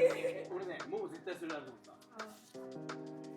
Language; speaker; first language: Japanese; native; Japanese